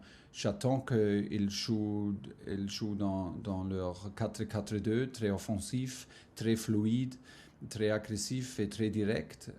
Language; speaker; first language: French; non-native, fluent; German